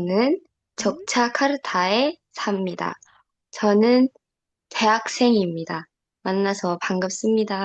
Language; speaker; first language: Korean; non-native, learner; Indonesian